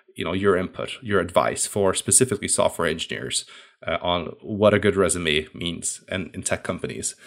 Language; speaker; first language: English; non-native, fluent; Hungarian